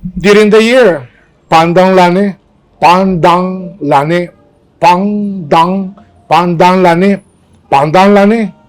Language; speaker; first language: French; non-native, fluent; Spanish